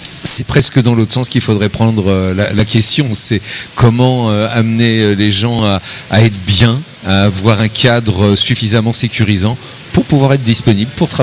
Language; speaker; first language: French; native; French